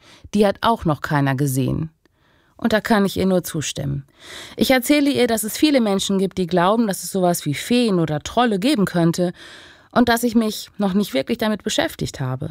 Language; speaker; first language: German; native; German